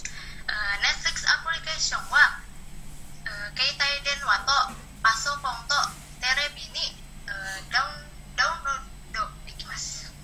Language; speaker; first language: Japanese; non-native, learner; Indonesian